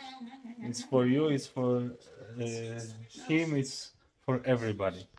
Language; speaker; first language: English; non-native, learner; Polish